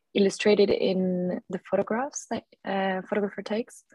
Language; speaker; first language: English; non-native, fluent; French